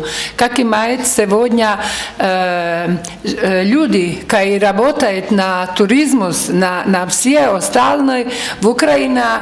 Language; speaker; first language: Russian; non-native, learner; Croatian